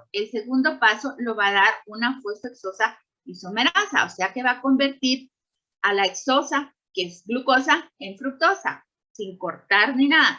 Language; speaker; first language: Spanish; native; Spanish